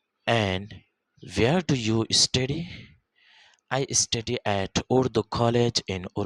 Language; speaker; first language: English; non-native, local second language; Urdu